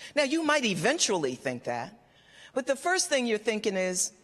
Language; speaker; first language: English; native; English